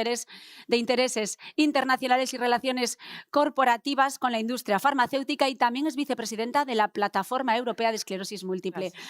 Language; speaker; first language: Spanish; native; Spanish